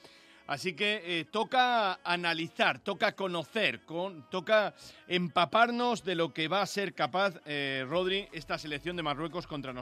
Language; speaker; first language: Spanish; native; Spanish